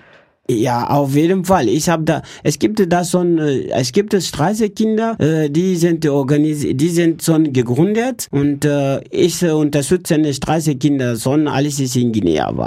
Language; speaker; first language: German; non-native, learner; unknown